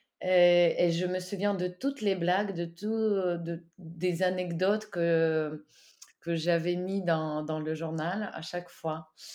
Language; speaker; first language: French; non-native, fluent; Ukrainian